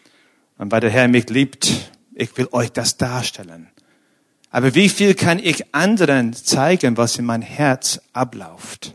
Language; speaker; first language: German; non-native, fluent; English